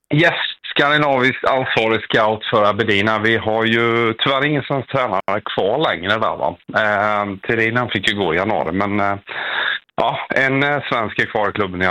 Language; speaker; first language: Swedish; native; Swedish